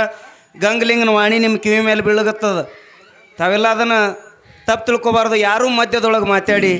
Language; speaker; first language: Kannada; native; Kannada